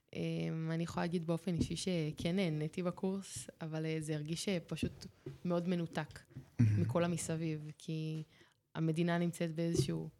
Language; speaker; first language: Hebrew; native; Hebrew